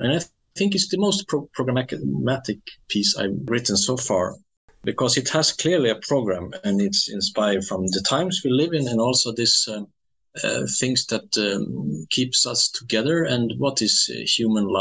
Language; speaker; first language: English; non-native, fluent; Swedish